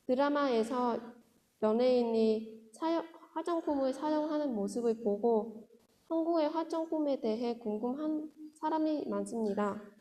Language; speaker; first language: Korean; non-native, fluent; Vietnamese